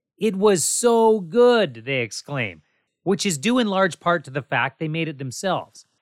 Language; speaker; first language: English; native; English